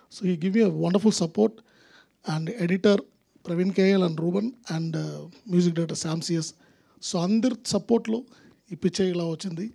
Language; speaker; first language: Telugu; non-native, learner; Tamil